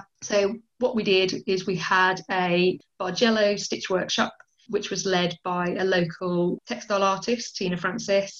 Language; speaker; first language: English; native; English